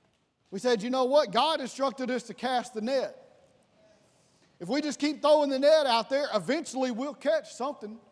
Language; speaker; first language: English; native; English